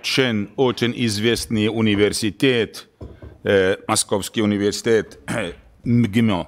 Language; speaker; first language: Russian; non-native, learner; Finnish